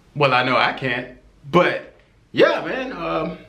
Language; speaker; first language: English; native; English